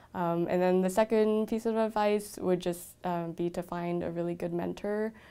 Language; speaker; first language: English; native; English